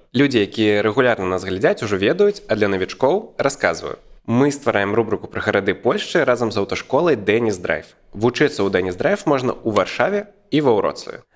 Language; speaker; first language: Belarusian; native; Belarusian